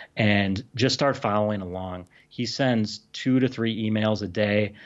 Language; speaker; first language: English; native; English